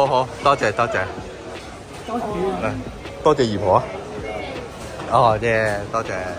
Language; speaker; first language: Chinese; native; Chinese